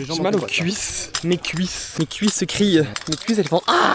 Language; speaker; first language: French; native; French